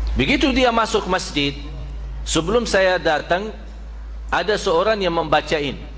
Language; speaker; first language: Malay; non-native, fluent; Arabic